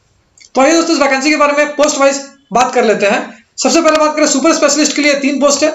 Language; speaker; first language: Hindi; native; Hindi